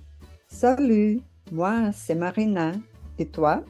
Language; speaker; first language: French; non-native, fluent; Portuguese